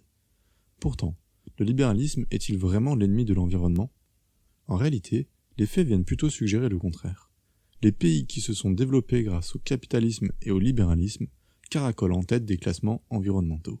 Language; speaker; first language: French; native; French